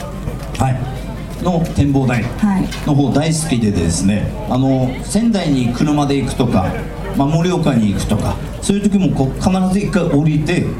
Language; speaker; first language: Japanese; native; Japanese